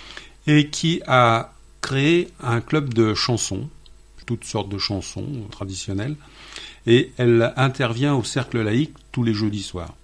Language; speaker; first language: French; native; French